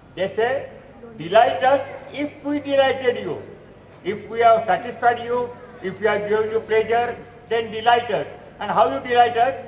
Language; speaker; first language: English; non-native, local second language; Marathi